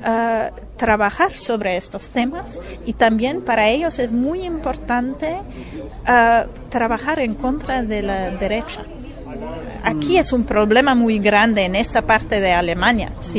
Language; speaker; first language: Spanish; non-native, fluent; German